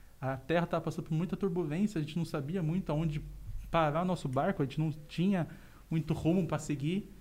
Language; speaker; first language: Portuguese; native; Portuguese